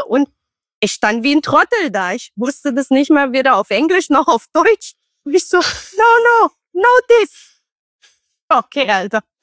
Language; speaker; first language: German; non-native, fluent; Romanian